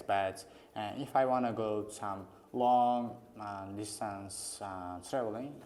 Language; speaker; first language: English; non-native, learner; Uzbek